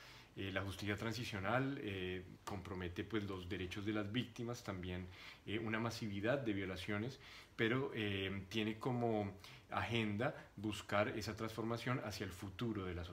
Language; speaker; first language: Spanish; native; Spanish